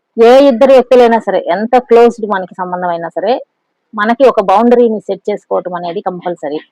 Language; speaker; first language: Telugu; native; Telugu